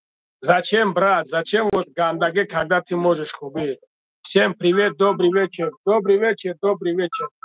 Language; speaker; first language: Russian; non-native, local second language; Tajik